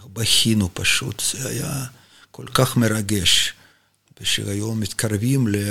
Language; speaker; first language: Hebrew; non-native, fluent; Russian